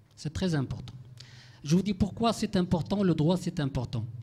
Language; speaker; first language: French; non-native, local second language; Arabic